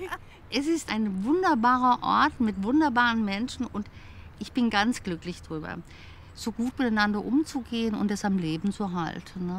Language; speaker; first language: German; native; German